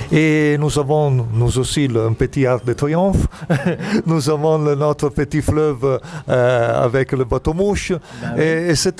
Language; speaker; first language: French; non-native, fluent; Italian